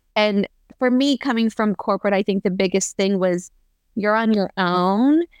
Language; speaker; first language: English; native; English